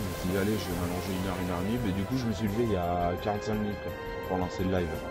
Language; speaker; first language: French; native; French